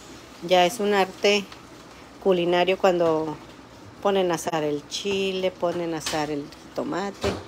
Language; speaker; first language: Spanish; native; Spanish